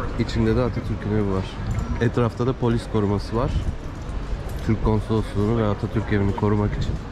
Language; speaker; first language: Turkish; native; Turkish